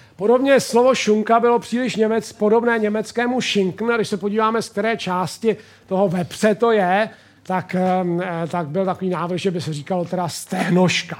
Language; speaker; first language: Czech; native; Czech